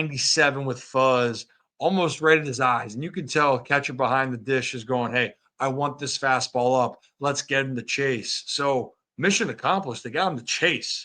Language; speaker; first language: English; native; English